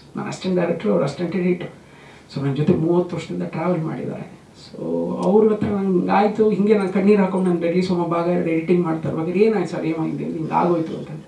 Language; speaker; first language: Kannada; native; Kannada